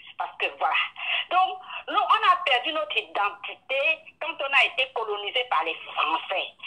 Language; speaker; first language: French; non-native, local second language; Fang